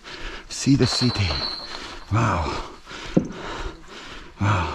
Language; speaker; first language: English; non-native, learner; Persian